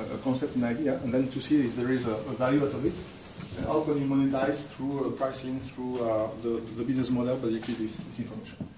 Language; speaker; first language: English; non-native, fluent; French